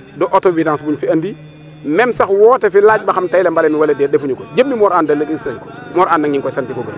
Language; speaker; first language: Wolof; native; Wolof